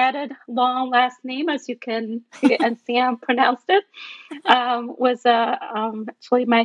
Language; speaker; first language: English; non-native, fluent; Min Nan Chinese